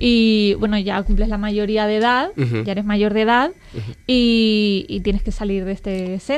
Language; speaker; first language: Spanish; native; Spanish